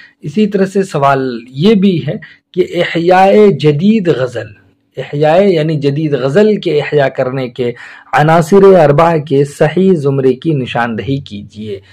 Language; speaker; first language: Urdu; native; Urdu